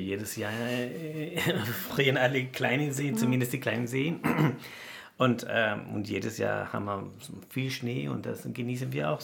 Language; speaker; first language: German; non-native, fluent; Spanish